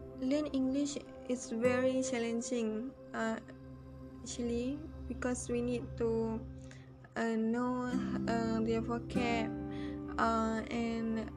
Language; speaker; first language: English; non-native, learner; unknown